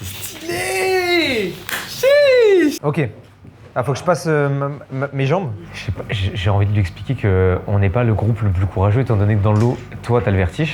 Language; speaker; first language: French; native; French